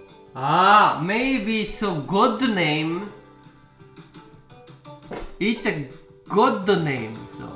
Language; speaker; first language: English; non-native, learner; Japanese